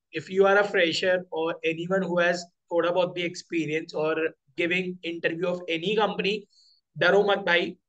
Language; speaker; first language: Hindi; native; Hindi